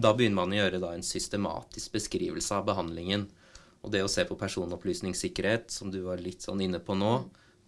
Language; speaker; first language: Norwegian; native; Norwegian